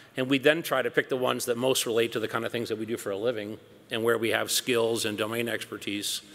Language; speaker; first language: English; native; English